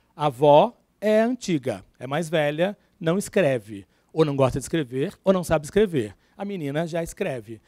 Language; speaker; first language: Portuguese; native; Portuguese